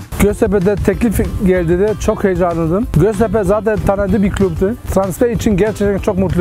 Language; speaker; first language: Turkish; early bilingual, heritage; Turkish